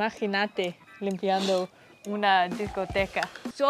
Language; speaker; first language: Spanish; non-native, learner; English